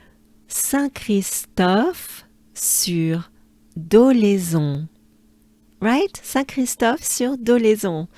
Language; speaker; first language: French; native; French